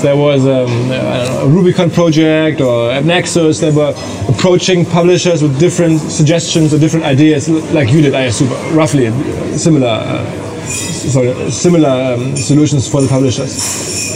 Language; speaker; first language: English; non-native, fluent; German